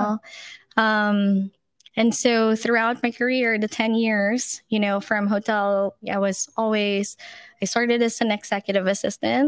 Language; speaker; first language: English; non-native, local second language; Filipino